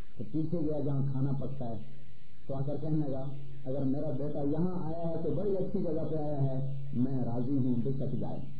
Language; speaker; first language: Urdu; non-native, local second language; Punjabi